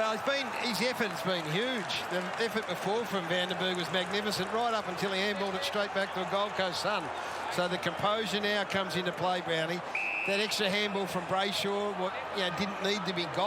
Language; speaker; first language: English; native; English